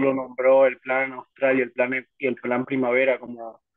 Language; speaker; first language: Spanish; native; Spanish